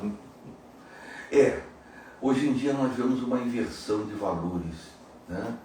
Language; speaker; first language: Portuguese; native; Portuguese